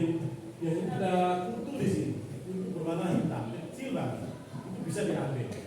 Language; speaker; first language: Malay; non-native, local second language; Javanese